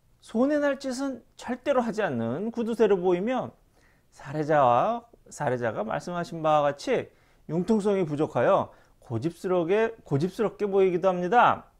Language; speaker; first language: Korean; native; Korean